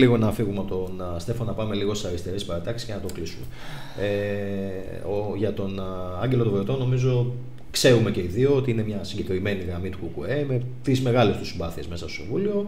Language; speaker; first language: Greek; native; Greek